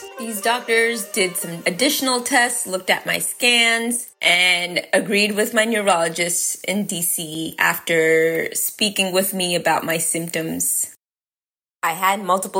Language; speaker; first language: English; early bilingual, other home language; Gujarati